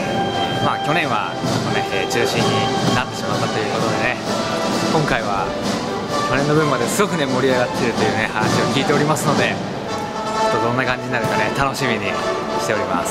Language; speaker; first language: Japanese; native; Japanese